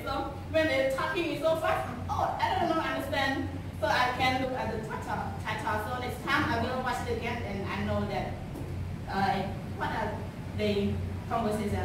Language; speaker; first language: English; non-native, learner; Khmer